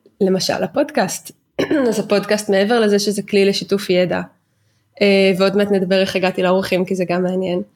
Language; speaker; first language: Hebrew; native; Hebrew